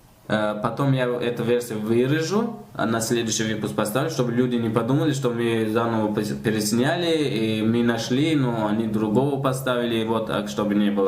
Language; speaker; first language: Russian; non-native, learner; Tajik